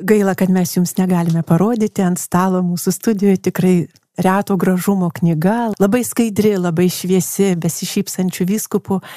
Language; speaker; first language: Lithuanian; native; Lithuanian